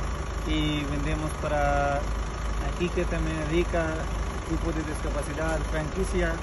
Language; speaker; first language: Spanish; non-native, learner; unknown